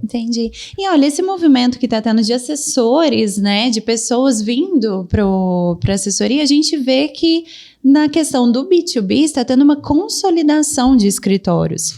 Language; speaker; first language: Portuguese; native; Portuguese